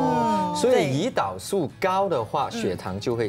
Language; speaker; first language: Chinese; native; Chinese